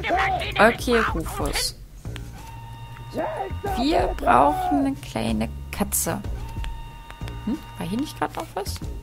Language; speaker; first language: German; native; German